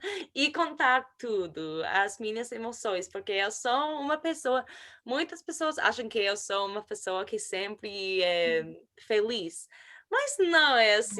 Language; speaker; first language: Portuguese; non-native, learner; English